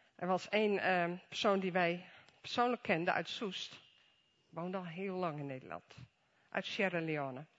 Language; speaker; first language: Dutch; native; Dutch